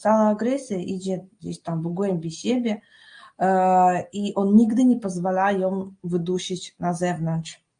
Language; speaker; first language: Polish; non-native, fluent; Russian